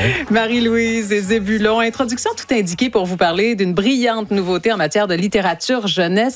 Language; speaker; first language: French; native; French